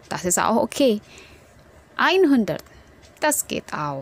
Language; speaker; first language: German; non-native, fluent; Indonesian